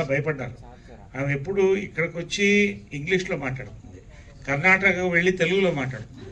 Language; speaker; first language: Telugu; native; Telugu